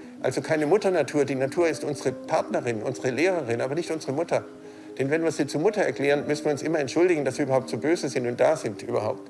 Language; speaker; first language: German; native; German